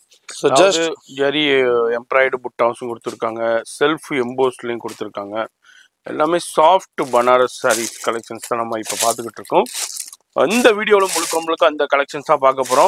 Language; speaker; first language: Tamil; native; Tamil